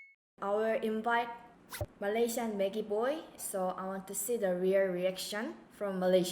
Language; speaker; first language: English; non-native, fluent; Korean